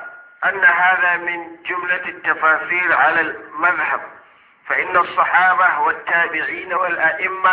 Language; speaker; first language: Arabic; non-native, fluent; Hausa